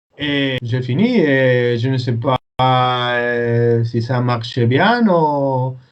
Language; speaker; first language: French; non-native, learner; Spanish